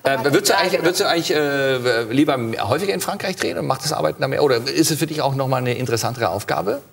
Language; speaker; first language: German; native; German